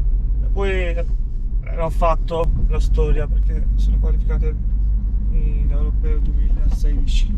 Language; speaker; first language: Italian; non-native, fluent; Albanian